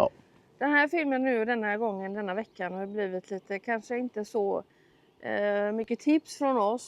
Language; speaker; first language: Swedish; native; Swedish